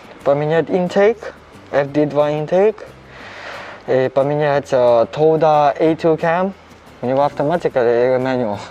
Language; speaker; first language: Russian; non-native, learner; Cantonese